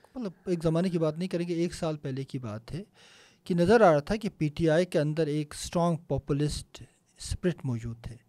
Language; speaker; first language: Urdu; non-native, local second language; Punjabi